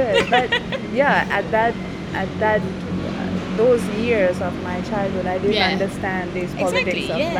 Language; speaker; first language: English; non-native, local second language; Sinhala